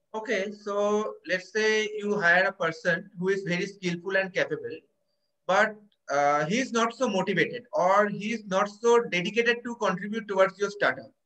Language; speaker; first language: English; non-native, local second language; Bangla